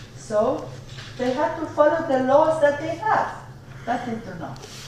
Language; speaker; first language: English; non-native, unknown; Persian